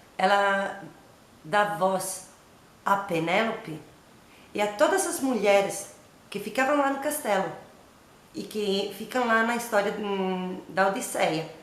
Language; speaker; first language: Portuguese; non-native, learner; Italian